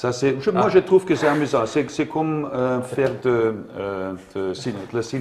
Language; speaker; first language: French; non-native, learner; German